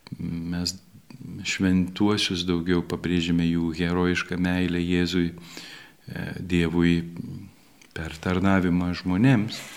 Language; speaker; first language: Lithuanian; native; Lithuanian